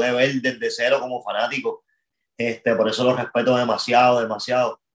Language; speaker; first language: Spanish; native; Spanish